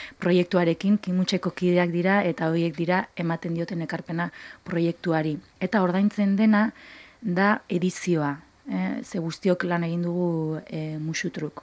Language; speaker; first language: Basque; native; Basque